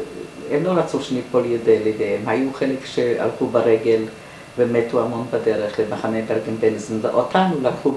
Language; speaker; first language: Hebrew; non-native, fluent; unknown